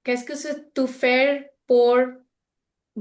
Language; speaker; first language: French; non-native, learner; Persian